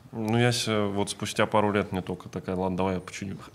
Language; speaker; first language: Russian; native; Russian